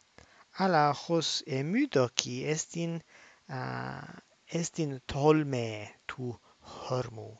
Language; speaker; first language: Greek; non-native, fluent; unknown